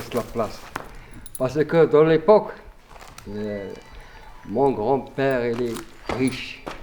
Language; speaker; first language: French; non-native, learner; Arabic